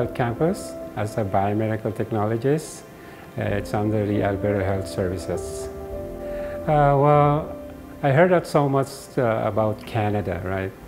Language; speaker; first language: English; non-native, local second language; Filipino